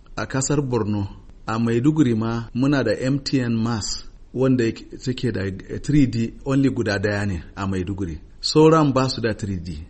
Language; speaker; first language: Hausa; non-native, local second language; Kanuri